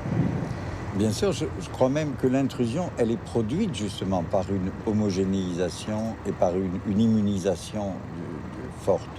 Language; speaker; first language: French; native; French